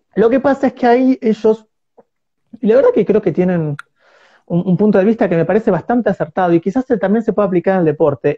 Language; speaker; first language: Spanish; native; Spanish